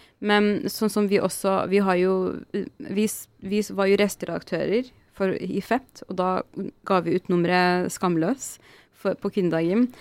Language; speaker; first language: Norwegian; early bilingual, other home language; Arabic